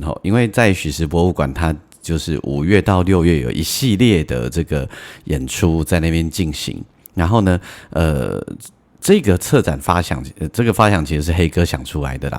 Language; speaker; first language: Chinese; native; Chinese